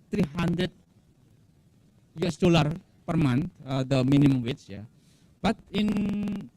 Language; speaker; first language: English; non-native, fluent; Indonesian